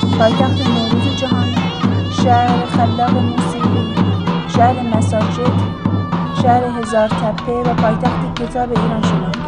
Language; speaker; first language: Persian; non-native, local second language; Central Kurdish